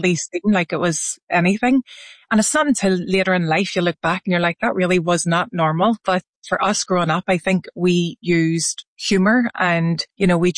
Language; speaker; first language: English; native; English